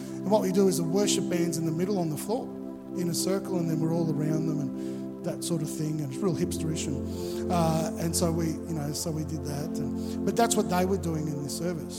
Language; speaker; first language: English; native; English